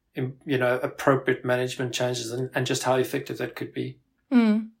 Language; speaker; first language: English; native; English